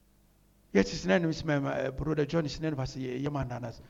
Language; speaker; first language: German; non-native, learner; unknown